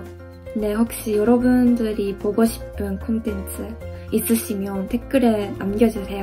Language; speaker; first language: Korean; non-native, fluent; Japanese